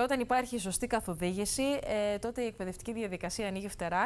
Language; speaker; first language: Greek; native; Greek